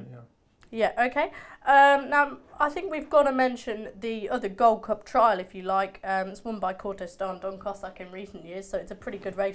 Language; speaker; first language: English; native; English